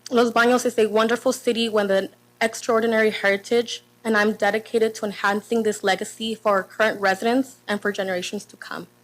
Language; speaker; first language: English; non-native, fluent; Spanish